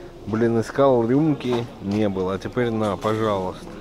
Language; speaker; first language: Russian; native; Russian